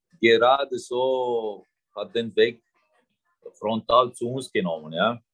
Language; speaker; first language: German; non-native, fluent; Romanian